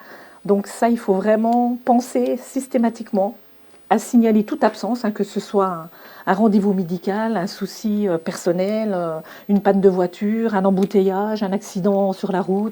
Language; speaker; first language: French; native; French